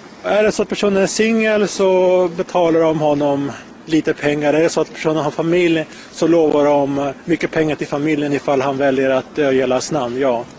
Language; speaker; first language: Swedish; native; Swedish